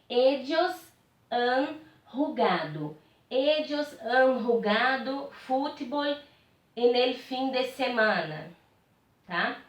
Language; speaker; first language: Spanish; non-native, fluent; Portuguese